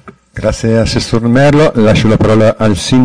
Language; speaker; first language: Italian; native; Italian